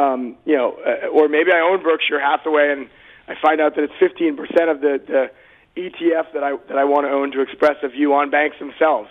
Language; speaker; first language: English; native; English